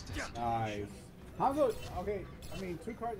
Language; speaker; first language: English; native; English